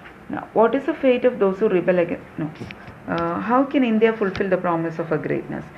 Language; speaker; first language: English; non-native, local second language; Malayalam